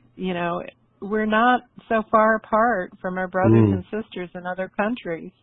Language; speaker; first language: English; native; English